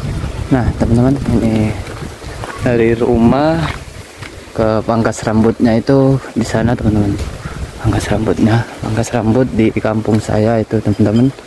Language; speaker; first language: Indonesian; non-native, local second language; Madurese